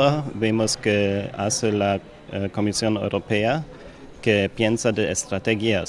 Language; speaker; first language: Spanish; non-native, learner; German